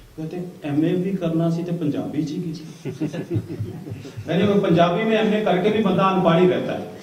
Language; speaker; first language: Urdu; non-native, local second language; Punjabi